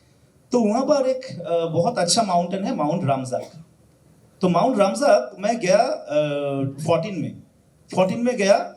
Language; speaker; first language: Hindi; non-native, local second language; Bangla